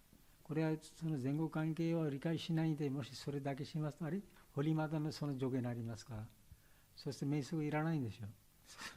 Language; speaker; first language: Japanese; non-native, learner; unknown